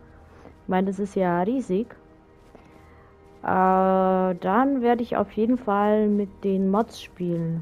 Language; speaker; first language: German; native; German